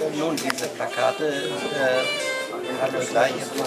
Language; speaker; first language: German; native; German